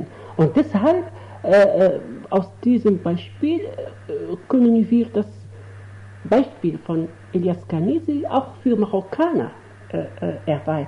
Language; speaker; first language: German; non-native, fluent; Arabic